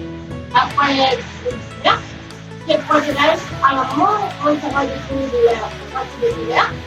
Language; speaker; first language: French; non-native, learner; Spanish